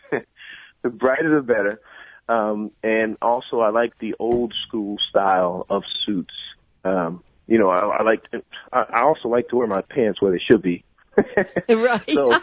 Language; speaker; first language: English; native; English